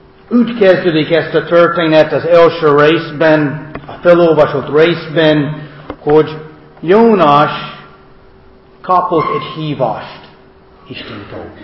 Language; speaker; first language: Hungarian; non-native, fluent; English